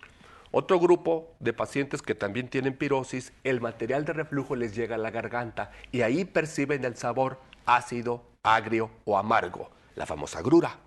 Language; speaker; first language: Spanish; native; Spanish